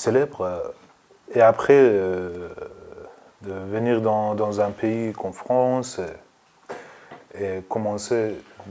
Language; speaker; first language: French; non-native, learner; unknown